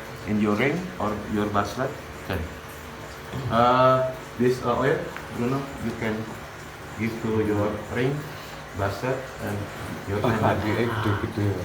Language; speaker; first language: English; non-native, learner; Javanese